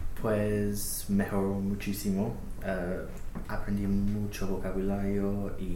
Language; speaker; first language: Spanish; non-native, fluent; English